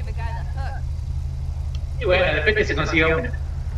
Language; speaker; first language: Spanish; native; Spanish